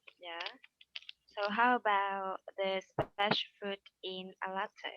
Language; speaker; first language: English; non-native, learner; Vietnamese